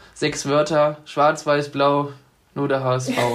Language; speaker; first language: German; native; German